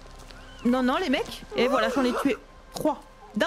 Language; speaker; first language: French; native; French